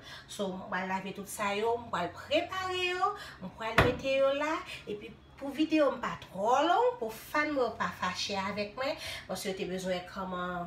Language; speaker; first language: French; non-native, local second language; Haitian Creole